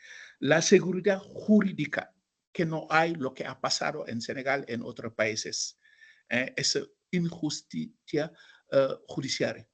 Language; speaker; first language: Spanish; non-native, fluent; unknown